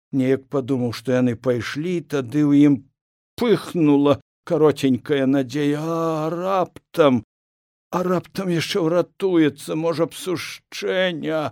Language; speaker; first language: Belarusian; native; Belarusian